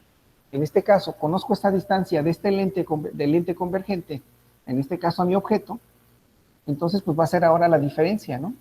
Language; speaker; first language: Spanish; native; Spanish